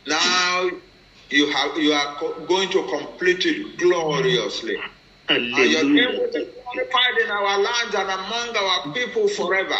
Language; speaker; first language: English; non-native, local second language; Yoruba